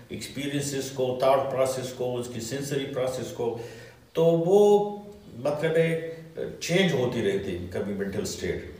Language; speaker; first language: Urdu; non-native, local second language; Pashto